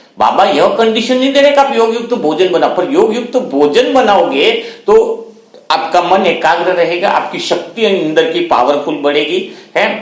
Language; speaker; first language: Hindi; non-native, local second language; Gujarati